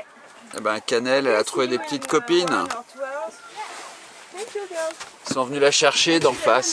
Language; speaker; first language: French; native; French